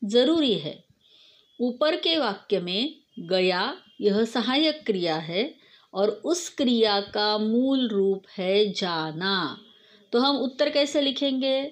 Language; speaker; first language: Hindi; non-native, local second language; Marathi